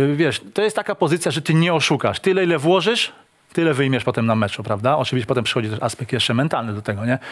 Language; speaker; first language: Polish; native; Polish